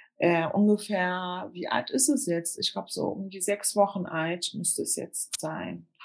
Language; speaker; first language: German; early bilingual, other home language; Turkish